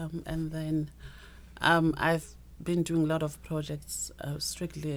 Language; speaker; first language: English; non-native, local second language; Northern Sotho